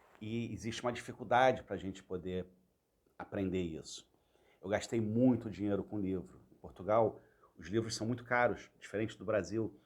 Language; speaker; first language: Portuguese; native; Portuguese